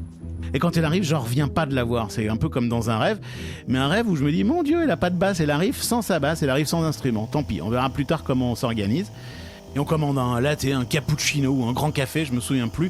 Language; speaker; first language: French; native; French